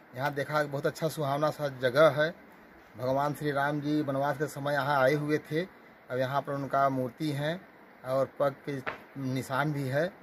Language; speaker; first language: Hindi; native; Hindi